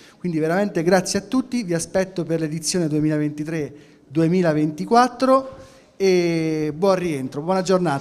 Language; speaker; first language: Italian; native; Italian